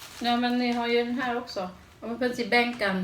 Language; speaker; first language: Swedish; non-native, fluent; Thai